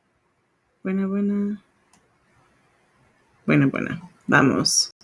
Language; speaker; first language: Spanish; non-native, learner; English